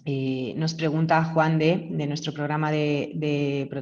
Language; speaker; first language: Spanish; native; Spanish